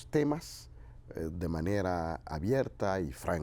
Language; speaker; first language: Spanish; non-native, fluent; Haitian Creole